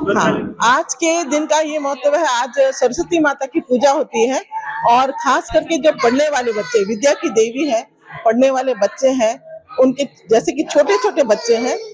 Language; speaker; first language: Hindi; non-native, local second language; Bangla